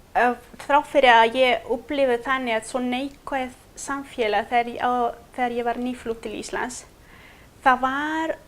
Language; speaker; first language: Icelandic; non-native, fluent; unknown